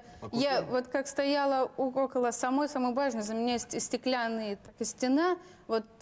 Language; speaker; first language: Russian; non-native, local second language; Lithuanian